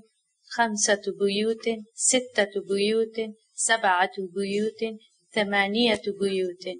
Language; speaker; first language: Arabic; non-native, learner; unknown